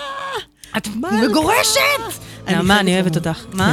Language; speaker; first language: Hebrew; native; Hebrew